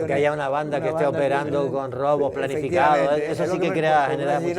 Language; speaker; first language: Spanish; native; Spanish